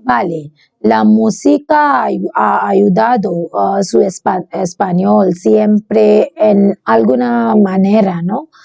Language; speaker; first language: Spanish; non-native, learner; Bangla